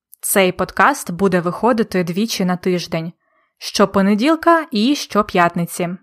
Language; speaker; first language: Ukrainian; native; Ukrainian